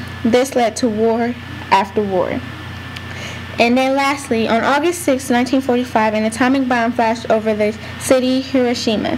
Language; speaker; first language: English; native; English